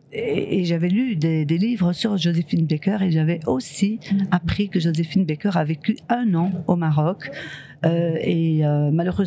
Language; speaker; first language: French; early bilingual, other home language; Riffian